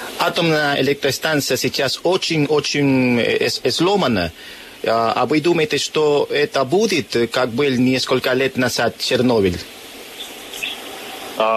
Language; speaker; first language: Russian; non-native, learner; Spanish